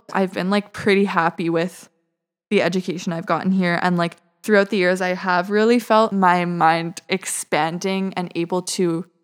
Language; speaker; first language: English; native; English